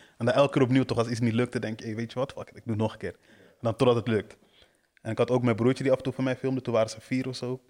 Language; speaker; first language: Dutch; early bilingual, other home language; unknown